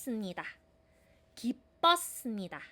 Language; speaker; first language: Korean; non-native, fluent; Filipino